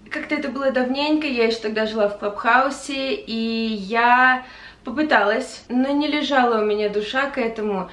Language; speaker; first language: Russian; early bilingual, heritage; English